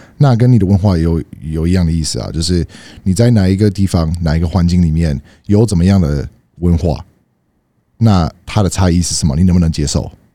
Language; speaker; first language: Chinese; non-native, fluent; English